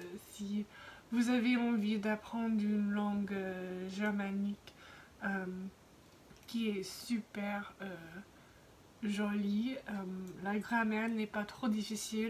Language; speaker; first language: French; non-native, fluent; English